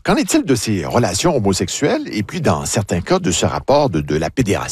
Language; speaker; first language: French; native; French